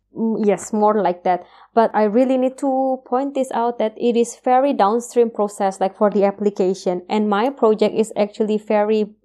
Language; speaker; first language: English; non-native, fluent; Indonesian